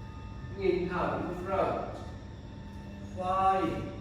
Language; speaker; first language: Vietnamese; non-native, learner; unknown